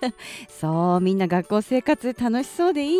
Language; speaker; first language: Japanese; native; Japanese